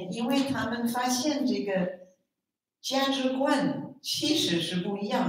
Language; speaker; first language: Chinese; non-native, fluent; French